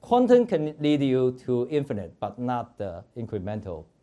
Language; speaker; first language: English; non-native, fluent; Chinese